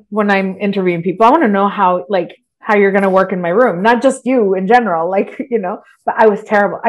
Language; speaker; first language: English; early bilingual, other home language; Spanish